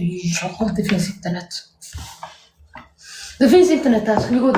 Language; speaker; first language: Swedish; early bilingual, other home language; Somali